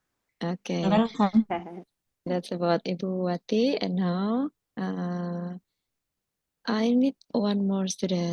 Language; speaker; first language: English; non-native, fluent; Indonesian